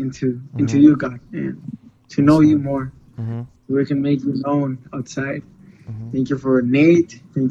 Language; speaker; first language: English; non-native, fluent; Spanish